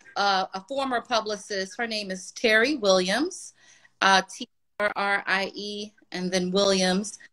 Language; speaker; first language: English; native; English